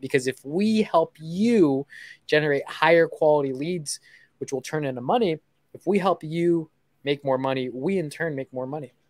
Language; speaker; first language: English; native; English